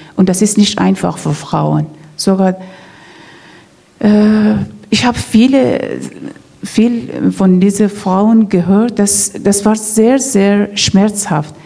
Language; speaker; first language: German; non-native, learner; Persian